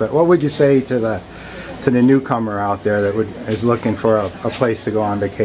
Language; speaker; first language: English; native; English